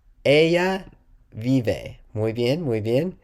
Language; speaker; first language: Spanish; non-native, learner; English